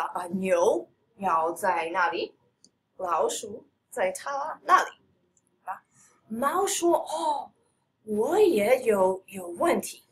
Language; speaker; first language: Chinese; non-native, fluent; English